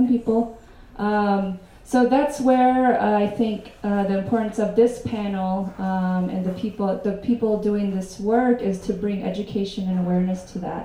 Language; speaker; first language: English; native; English